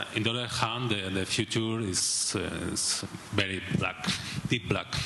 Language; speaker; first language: English; non-native, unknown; Spanish